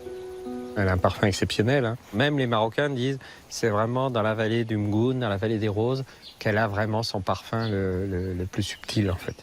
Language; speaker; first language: French; native; French